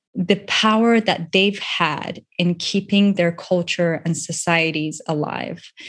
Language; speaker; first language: English; non-native, local second language; Persian